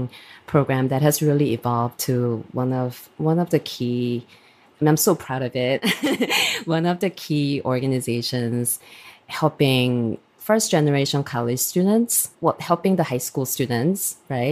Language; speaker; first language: English; non-native, fluent; Korean